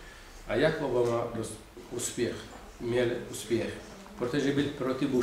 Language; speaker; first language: Czech; non-native, fluent; Persian